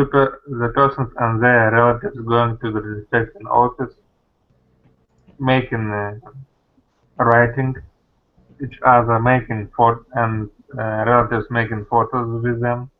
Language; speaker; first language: English; non-native, learner; Russian